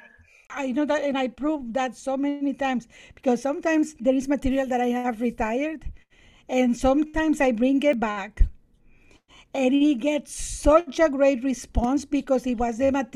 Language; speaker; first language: English; non-native, fluent; Spanish